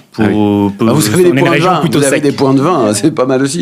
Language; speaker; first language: French; native; French